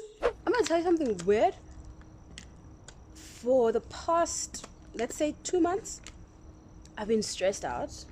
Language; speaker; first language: English; non-native, local second language; Zulu